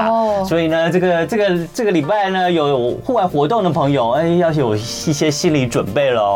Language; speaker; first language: Chinese; native; Chinese